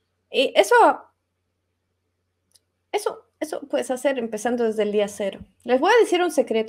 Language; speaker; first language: Spanish; non-native, fluent; Russian